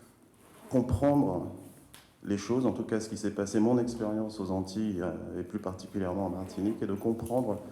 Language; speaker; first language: French; native; French